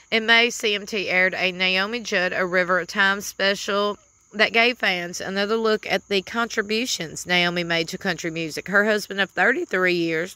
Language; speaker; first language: English; native; English